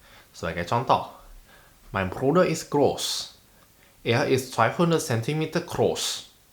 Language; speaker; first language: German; non-native, fluent; Indonesian